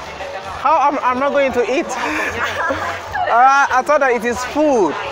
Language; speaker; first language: English; non-native, learner; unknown